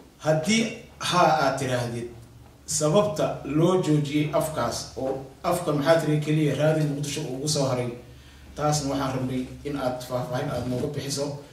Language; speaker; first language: Somali; native; Somali